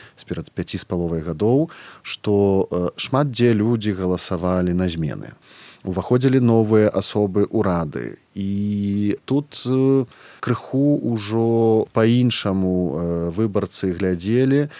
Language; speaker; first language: Belarusian; native; Belarusian